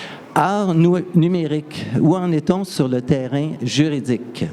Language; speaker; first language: French; native; French